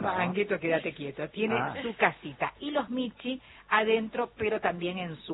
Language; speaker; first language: Spanish; native; Spanish